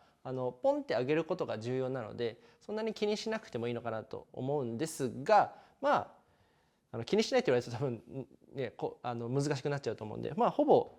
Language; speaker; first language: Japanese; native; Japanese